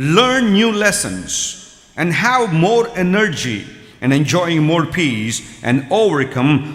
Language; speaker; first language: English; non-native, local second language; Telugu